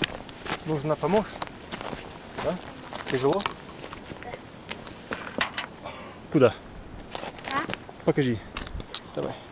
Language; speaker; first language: Russian; non-native, fluent; English